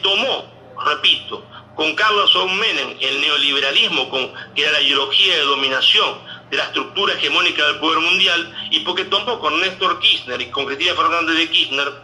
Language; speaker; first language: Spanish; native; Spanish